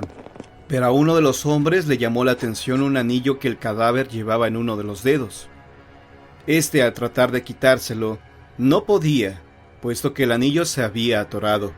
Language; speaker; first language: Spanish; native; Spanish